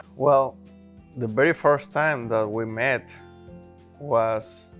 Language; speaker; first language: English; non-native, fluent; Spanish